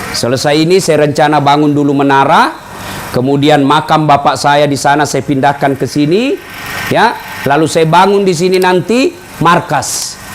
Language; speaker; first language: Indonesian; non-native, local second language; Buginese